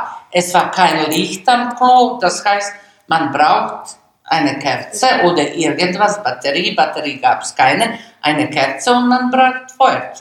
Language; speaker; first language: German; non-native, learner; Bosnian